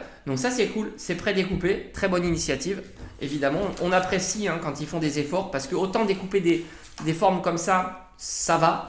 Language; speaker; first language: French; native; French